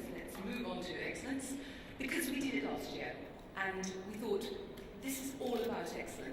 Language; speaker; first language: English; native; English